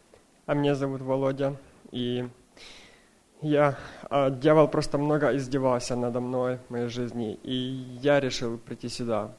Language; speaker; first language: Russian; early bilingual, other home language; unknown